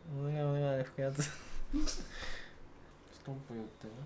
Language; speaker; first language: Japanese; native; Japanese